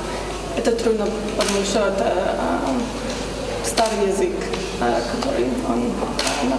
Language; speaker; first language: Russian; non-native, learner; English